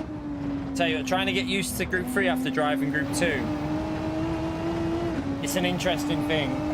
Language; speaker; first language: English; native; English